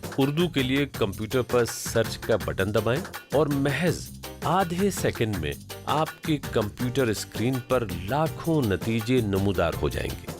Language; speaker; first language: Urdu; native; Urdu